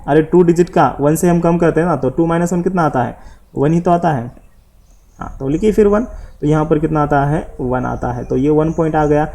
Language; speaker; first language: Hindi; non-native, local second language; Marathi